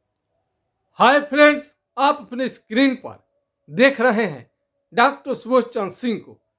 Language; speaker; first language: Hindi; non-native, local second language; Bhojpuri